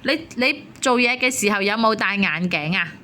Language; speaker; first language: Cantonese; native; Cantonese